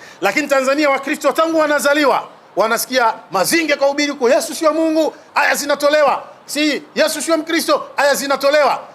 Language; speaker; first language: Swahili; native; Swahili